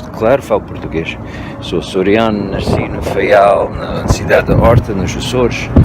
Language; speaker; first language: Portuguese; early bilingual, heritage; Portuguese